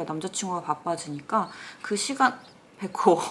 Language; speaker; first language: Korean; native; Korean